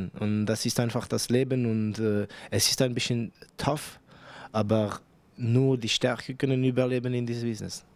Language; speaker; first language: German; non-native, fluent; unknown